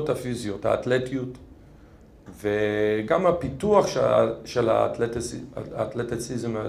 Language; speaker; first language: Hebrew; non-native, fluent; English